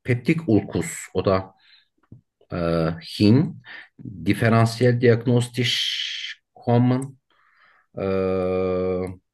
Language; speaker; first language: German; non-native, learner; Turkish